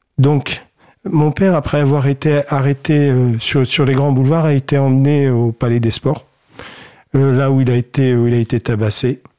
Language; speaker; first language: French; early bilingual, other home language; Kabyle